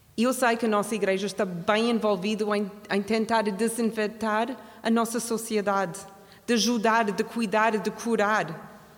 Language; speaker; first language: Portuguese; non-native, fluent; English